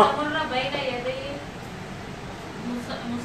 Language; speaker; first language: Arabic; non-native, learner; Urdu